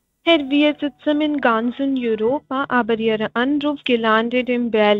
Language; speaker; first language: German; non-native, learner; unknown